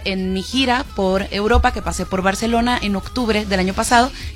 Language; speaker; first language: Spanish; native; Spanish